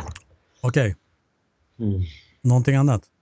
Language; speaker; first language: Swedish; non-native, fluent; Turkish